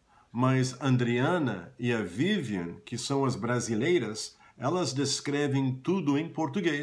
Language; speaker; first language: Portuguese; non-native, fluent; English